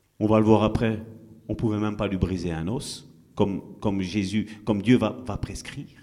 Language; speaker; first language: French; non-native, fluent; Italian